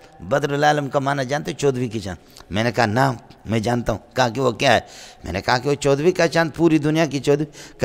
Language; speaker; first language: Urdu; non-native, local second language; Brahui